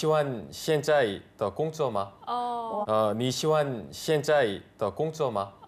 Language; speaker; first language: Chinese; non-native, learner; Korean